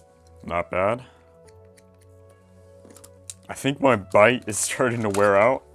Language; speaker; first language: English; native; English